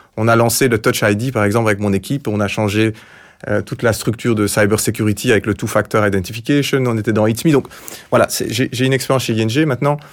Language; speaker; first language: French; native; French